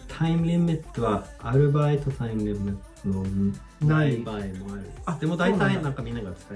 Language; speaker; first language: Japanese; non-native, learner; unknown